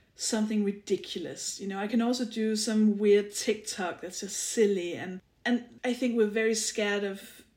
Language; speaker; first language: English; non-native, fluent; Danish